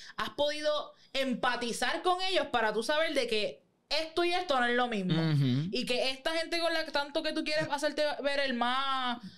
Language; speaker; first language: Spanish; native; Spanish